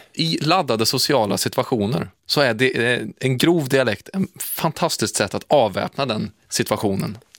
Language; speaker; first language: Swedish; native; Swedish